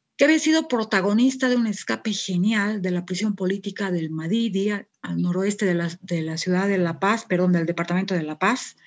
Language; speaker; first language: Spanish; native; Spanish